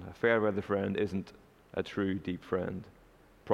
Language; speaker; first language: English; native; English